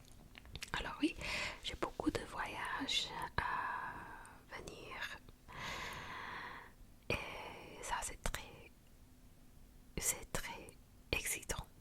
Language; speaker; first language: French; non-native, fluent; Japanese